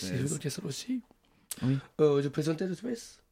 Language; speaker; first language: French; non-native, learner; Japanese